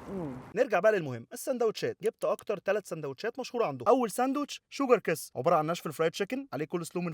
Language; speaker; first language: Arabic; native; Arabic